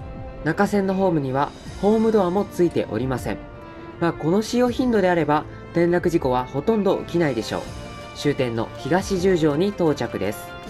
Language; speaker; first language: Japanese; native; Japanese